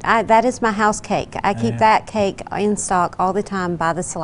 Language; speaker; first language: English; native; English